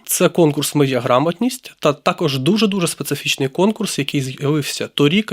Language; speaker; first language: Ukrainian; native; Ukrainian